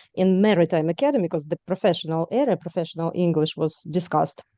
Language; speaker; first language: English; non-native, fluent; Ukrainian